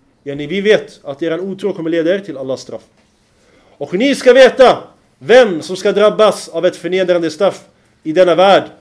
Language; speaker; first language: Swedish; non-native, fluent; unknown